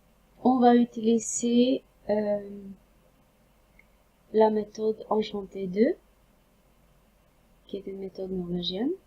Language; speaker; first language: French; non-native, fluent; Norwegian